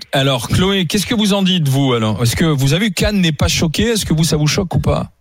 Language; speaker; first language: French; native; French